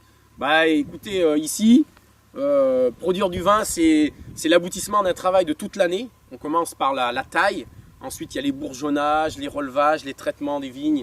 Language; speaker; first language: French; native; French